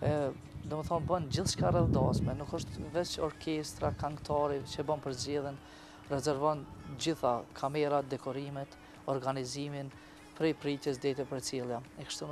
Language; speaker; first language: Albanian; native; Albanian